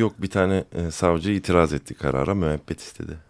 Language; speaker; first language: Turkish; native; Turkish